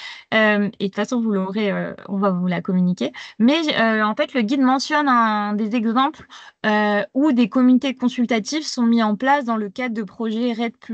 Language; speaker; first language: French; native; French